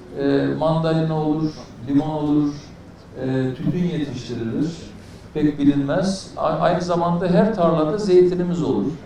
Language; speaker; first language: Turkish; native; Turkish